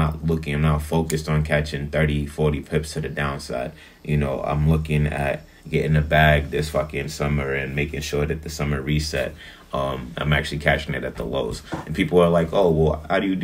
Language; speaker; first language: English; native; English